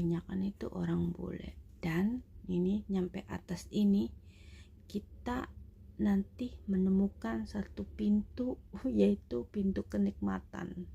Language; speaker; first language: Indonesian; native; Indonesian